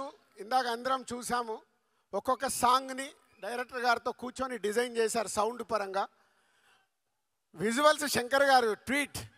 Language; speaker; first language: Telugu; native; Telugu